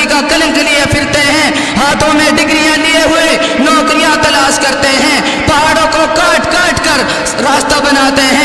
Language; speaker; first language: Urdu; native; Urdu